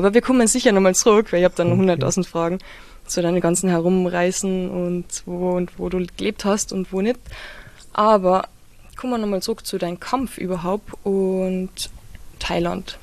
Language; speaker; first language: German; native; German